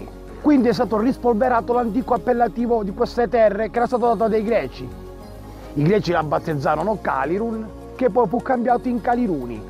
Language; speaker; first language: Italian; native; Italian